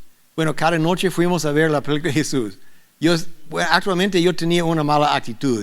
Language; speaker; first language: Spanish; non-native, learner; English